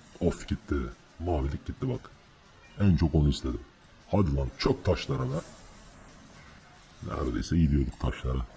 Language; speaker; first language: Turkish; native; Turkish